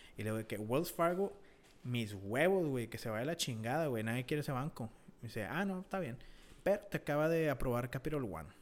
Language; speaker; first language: Spanish; early bilingual, heritage; Spanish